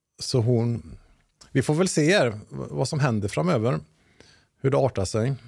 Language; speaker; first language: Swedish; native; Swedish